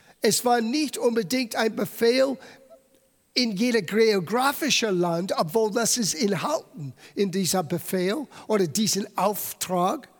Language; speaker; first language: German; non-native, fluent; English